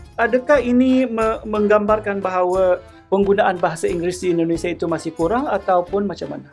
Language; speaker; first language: Malay; native; Malay